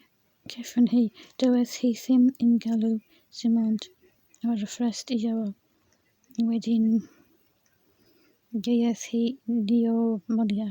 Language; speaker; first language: Welsh; non-native, learner; English